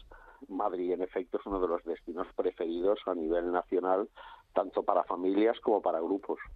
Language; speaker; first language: Spanish; native; Spanish